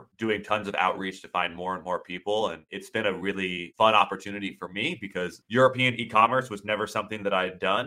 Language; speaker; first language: English; native; English